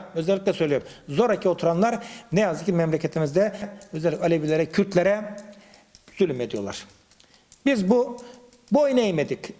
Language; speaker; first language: Turkish; native; Turkish